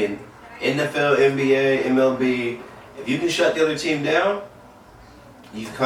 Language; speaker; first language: English; native; English